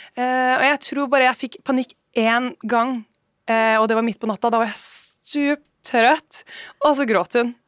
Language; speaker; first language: Norwegian; native; Norwegian